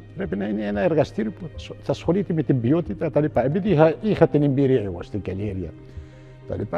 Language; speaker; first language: Greek; non-native, fluent; Arabic